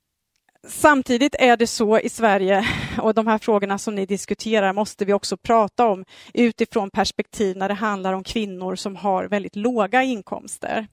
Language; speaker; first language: Swedish; native; Swedish